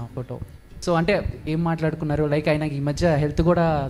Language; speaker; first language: Telugu; native; Telugu